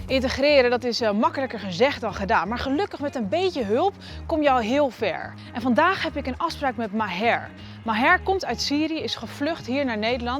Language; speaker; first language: Dutch; native; Dutch